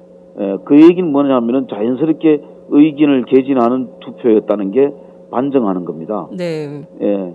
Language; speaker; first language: Korean; native; Korean